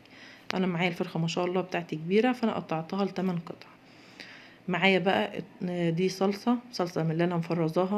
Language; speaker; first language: Arabic; native; Arabic